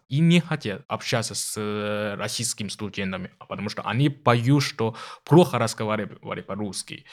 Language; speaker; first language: Russian; non-native, learner; Chinese